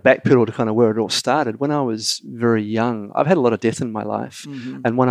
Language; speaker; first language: English; native; English